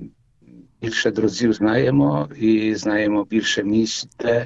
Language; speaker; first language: Ukrainian; early bilingual, heritage; Ukrainian